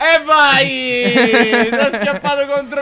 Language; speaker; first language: Italian; native; Italian